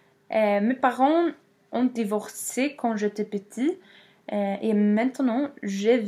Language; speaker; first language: French; non-native, learner; Swedish